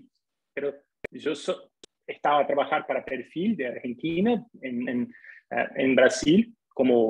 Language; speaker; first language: Spanish; non-native, fluent; Portuguese